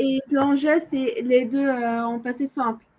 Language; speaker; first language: French; non-native, learner; Arabic